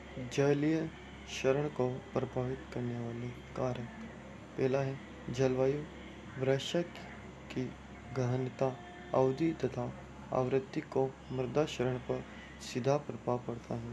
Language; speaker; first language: Hindi; native; Hindi